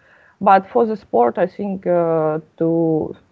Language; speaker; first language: English; non-native, learner; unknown